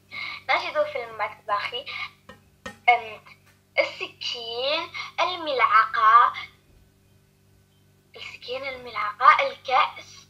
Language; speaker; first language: Arabic; non-native, learner; French